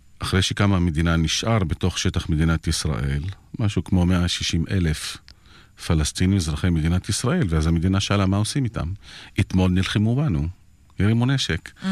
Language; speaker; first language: Hebrew; non-native, local second language; Arabic